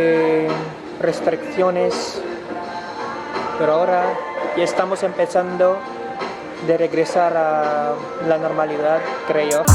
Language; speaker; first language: Spanish; non-native, fluent; Filipino